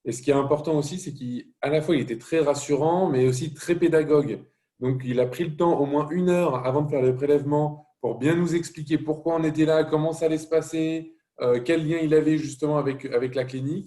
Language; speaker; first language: French; native; French